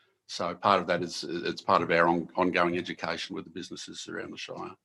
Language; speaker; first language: English; native; English